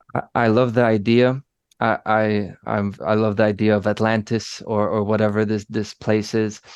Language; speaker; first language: English; early bilingual, other home language; Polish